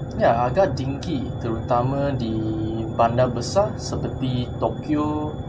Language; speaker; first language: Malay; non-native, local second language; Chinese